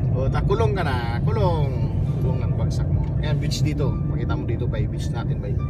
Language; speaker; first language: Filipino; non-native, local second language; Cebuano